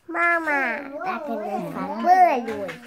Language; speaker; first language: Romanian; early bilingual, heritage; Romanian